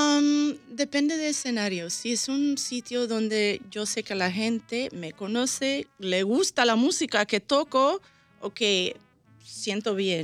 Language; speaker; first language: Spanish; early bilingual, heritage; Spanish